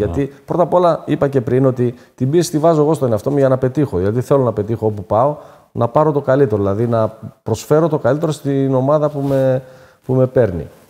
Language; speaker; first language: Greek; native; Greek